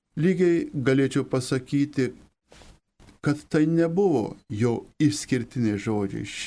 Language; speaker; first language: Lithuanian; native; Lithuanian